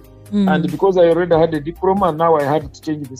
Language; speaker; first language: English; non-native, local second language; Nyankole